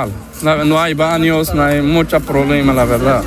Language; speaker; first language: Spanish; non-native, learner; Arabic